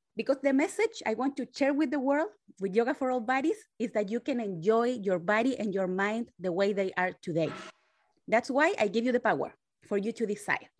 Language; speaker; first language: English; non-native, fluent; Spanish